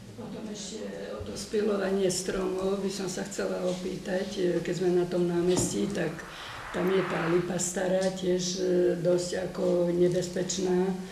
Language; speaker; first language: Slovak; native; Slovak